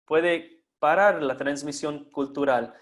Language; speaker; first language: Spanish; non-native, fluent; English